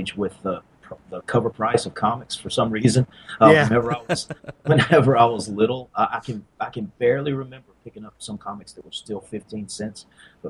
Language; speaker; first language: English; native; English